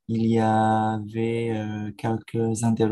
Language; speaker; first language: French; non-native, fluent; Indonesian